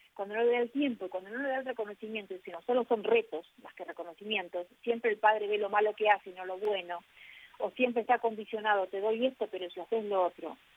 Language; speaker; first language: Spanish; native; Spanish